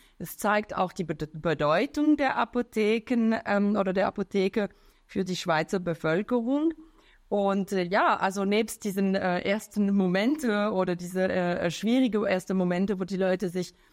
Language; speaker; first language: German; non-native, local second language; French